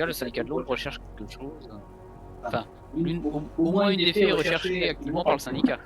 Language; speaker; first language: French; native; French